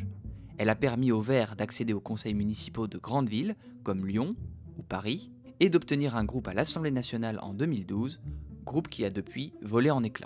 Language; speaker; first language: French; native; French